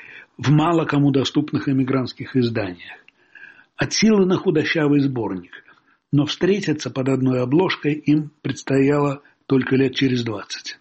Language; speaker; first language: Russian; native; Russian